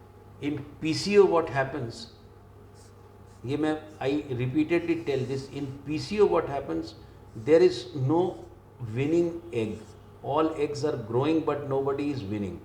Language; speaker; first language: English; non-native, local second language; Hindi